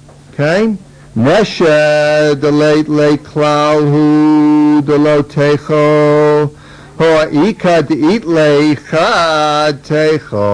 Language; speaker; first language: Hebrew; non-native, fluent; English